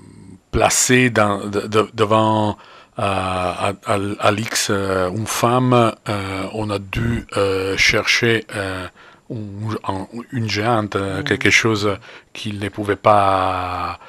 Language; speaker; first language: French; non-native, fluent; Italian